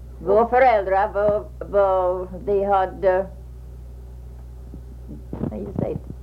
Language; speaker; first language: Swedish; early bilingual, heritage; Swedish